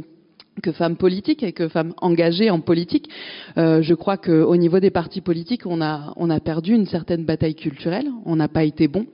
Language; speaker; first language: French; native; French